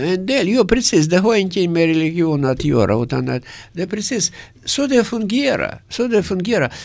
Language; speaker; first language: Swedish; non-native, learner; Russian